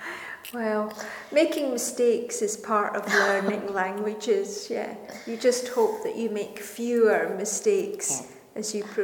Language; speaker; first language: English; non-native, fluent; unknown